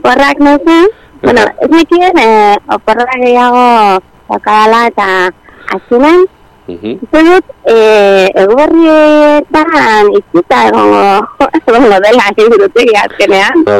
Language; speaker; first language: Basque; non-native, local second language; Spanish